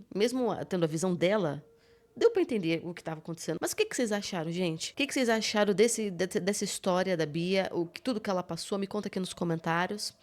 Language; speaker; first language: Portuguese; native; Portuguese